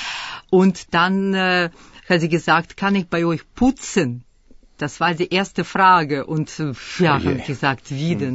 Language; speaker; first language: German; early bilingual, other home language; Russian